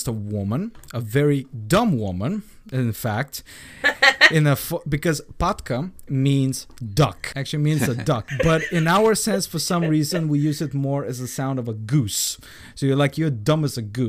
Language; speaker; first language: English; non-native, fluent; Bulgarian